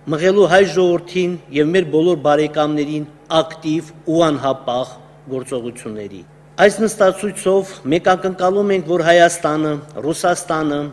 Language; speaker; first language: Armenian; native; Armenian